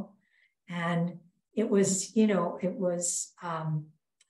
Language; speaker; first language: English; native; English